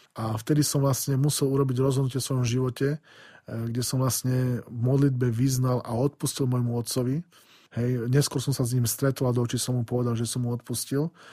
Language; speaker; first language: Slovak; native; Slovak